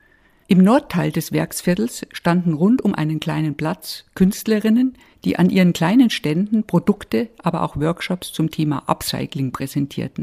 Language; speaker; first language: German; native; German